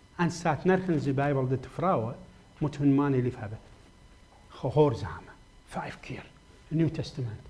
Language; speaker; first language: Dutch; non-native, fluent; Arabic